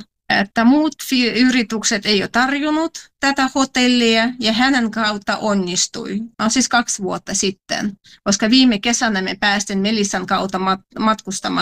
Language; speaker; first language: Finnish; non-native, fluent; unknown